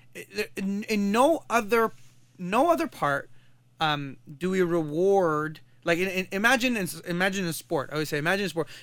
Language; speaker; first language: English; non-native, fluent; Arabic